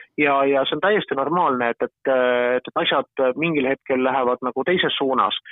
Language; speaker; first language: Estonian; native; Estonian